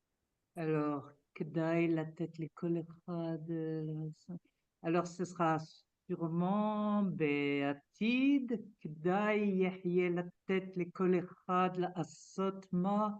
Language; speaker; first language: Hebrew; non-native, learner; French